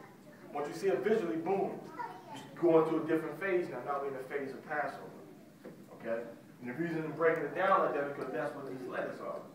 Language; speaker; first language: English; native; English